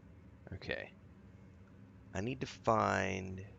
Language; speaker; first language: English; native; English